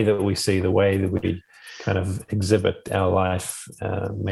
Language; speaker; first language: English; native; English